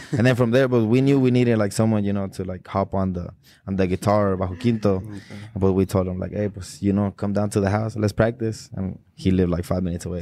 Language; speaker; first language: English; early bilingual, other home language; Spanish